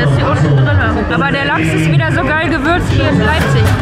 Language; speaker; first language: German; native; German